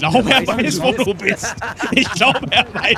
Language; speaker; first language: German; native; German